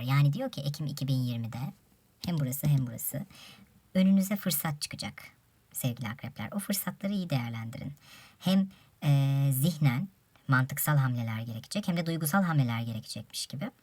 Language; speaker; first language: Turkish; native; Turkish